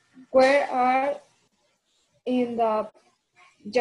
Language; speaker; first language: English; non-native, learner; Spanish